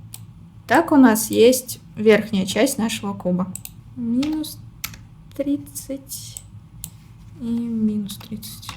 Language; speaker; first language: Russian; native; Russian